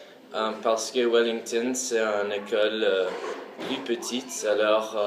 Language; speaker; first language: French; early bilingual, heritage; French